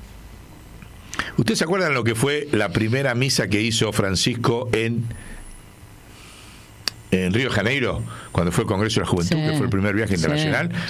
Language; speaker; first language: Spanish; native; Spanish